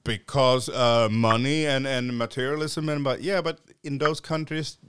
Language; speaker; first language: English; non-native, fluent; Swedish